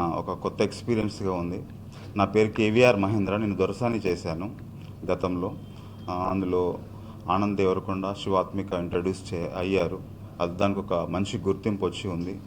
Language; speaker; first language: Telugu; native; Telugu